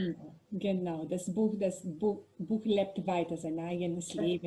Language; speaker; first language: German; non-native, learner; Macedonian